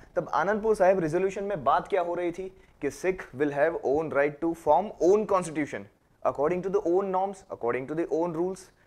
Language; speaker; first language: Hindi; non-native, local second language; Gujarati